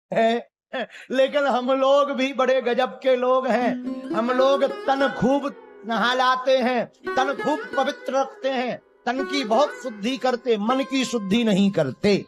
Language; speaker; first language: Hindi; native; Hindi